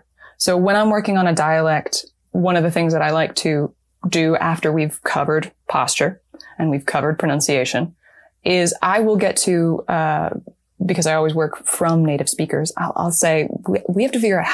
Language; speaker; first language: English; native; English